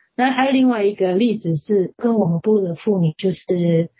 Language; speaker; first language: Chinese; native; Chinese